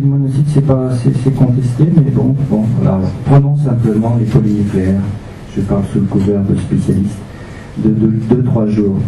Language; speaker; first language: French; native; French